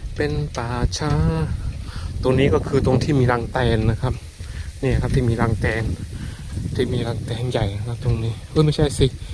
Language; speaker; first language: Thai; non-native, local second language; Northeastern Thai